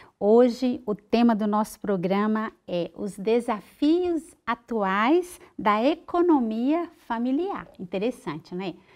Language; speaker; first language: Portuguese; native; Portuguese